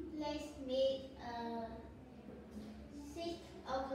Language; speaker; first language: English; non-native, learner; Vietnamese